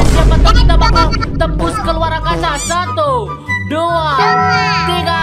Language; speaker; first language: Indonesian; native; Indonesian